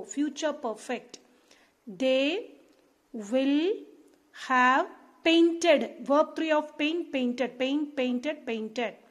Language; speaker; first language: English; non-native, local second language; Tamil